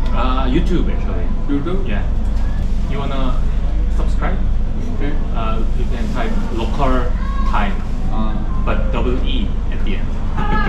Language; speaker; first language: English; non-native, learner; Korean